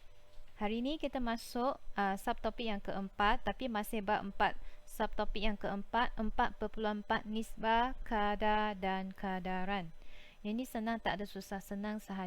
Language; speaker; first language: Malay; native; Malay